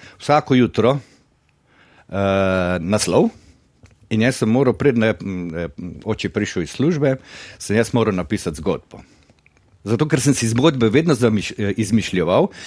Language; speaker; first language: Slovenian; native; Slovenian